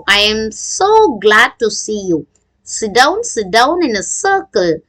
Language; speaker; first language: English; non-native, local second language; Tamil